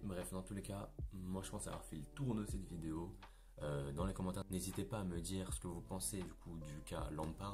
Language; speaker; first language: French; native; French